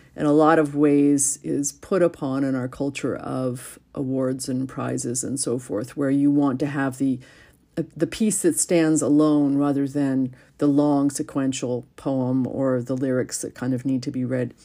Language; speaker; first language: English; native; English